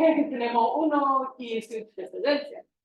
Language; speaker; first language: Spanish; non-native, fluent; English